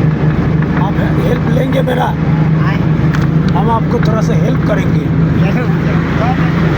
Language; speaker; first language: Hindi; non-native, learner; Bangla